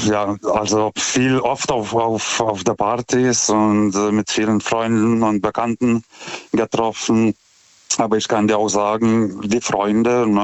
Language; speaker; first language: German; non-native, fluent; Lithuanian